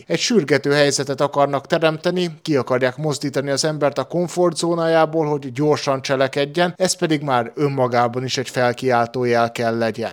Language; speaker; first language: Hungarian; native; Hungarian